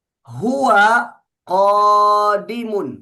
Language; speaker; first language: Arabic; non-native, fluent; Indonesian